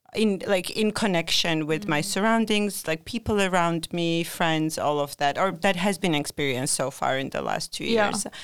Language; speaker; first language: English; non-native, fluent; Georgian